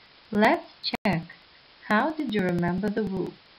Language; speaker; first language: English; non-native, fluent; Ukrainian